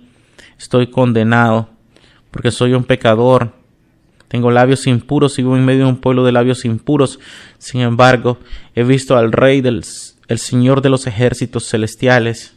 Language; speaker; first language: Spanish; non-native, fluent; English